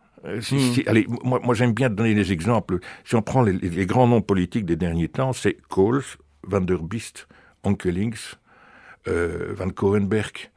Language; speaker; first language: French; native; French